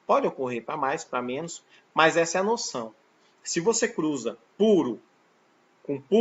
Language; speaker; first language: Portuguese; native; Portuguese